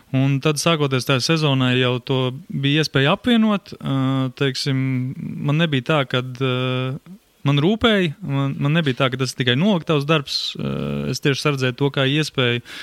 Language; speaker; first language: Latvian; native; Latvian